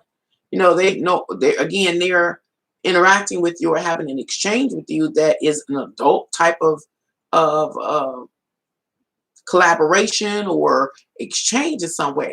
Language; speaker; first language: English; native; English